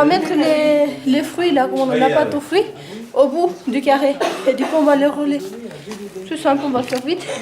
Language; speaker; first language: French; non-native, learner; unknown